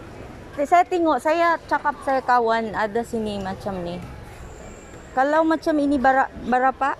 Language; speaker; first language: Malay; non-native, learner; Filipino